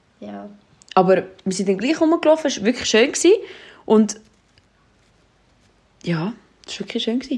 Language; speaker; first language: German; native; German